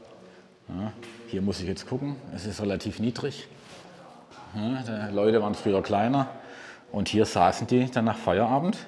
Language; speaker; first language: German; native; German